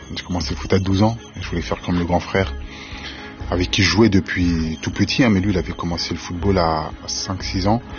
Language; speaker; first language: French; native; French